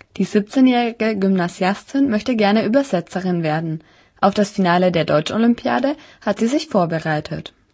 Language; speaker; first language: German; native; German